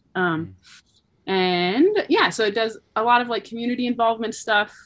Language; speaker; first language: English; native; English